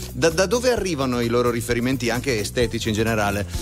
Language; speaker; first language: Italian; native; Italian